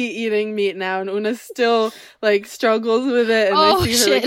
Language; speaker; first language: English; native; English